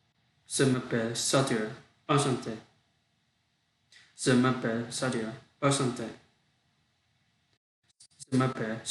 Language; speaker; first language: French; non-native, learner; Vietnamese